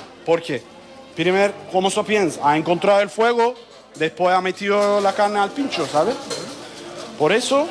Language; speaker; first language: Spanish; non-native, learner; Turkish